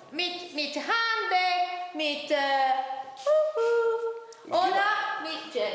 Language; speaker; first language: German; non-native, learner; Italian